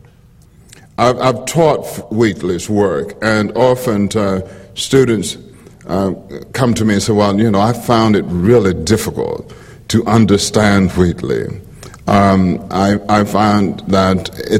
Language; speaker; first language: English; native; English